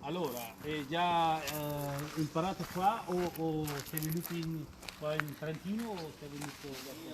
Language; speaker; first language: Italian; non-native, learner; Urdu